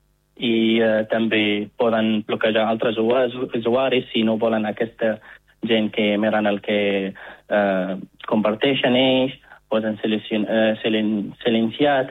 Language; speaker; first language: Catalan; non-native, fluent; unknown